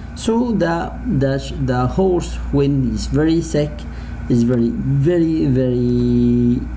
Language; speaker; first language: English; non-native, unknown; Arabic